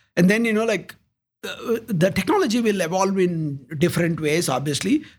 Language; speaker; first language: English; non-native, local second language; Kannada